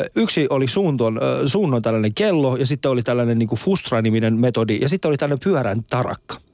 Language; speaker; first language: Finnish; early bilingual, other home language; Persian